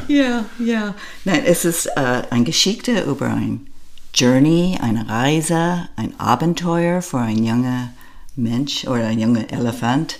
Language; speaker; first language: German; non-native, learner; English